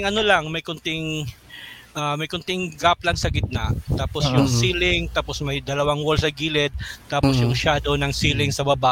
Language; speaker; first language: English; non-native, local second language; Cebuano